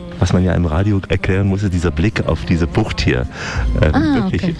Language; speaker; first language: German; native; German